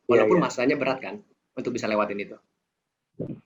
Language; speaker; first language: Indonesian; native; Indonesian